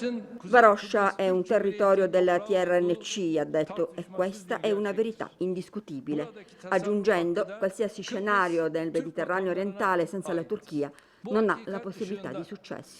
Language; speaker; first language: Italian; native; Italian